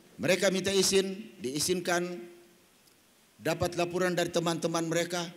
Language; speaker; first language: Indonesian; native; Indonesian